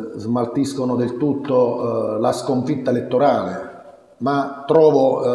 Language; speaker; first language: Italian; native; Italian